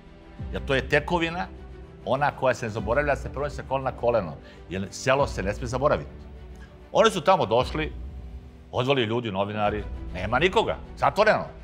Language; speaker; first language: Serbian; native; Serbian